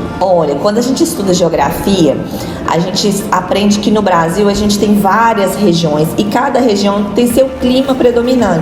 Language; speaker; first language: Portuguese; native; Portuguese